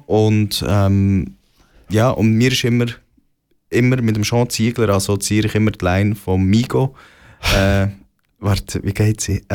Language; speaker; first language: German; native; German